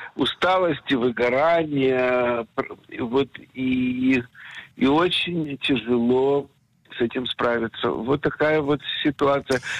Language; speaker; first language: Russian; native; Russian